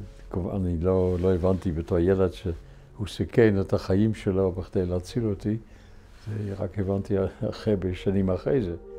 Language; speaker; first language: Hebrew; non-native, fluent; Dutch